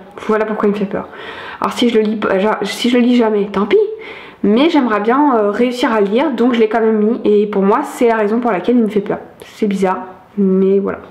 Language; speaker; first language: French; native; French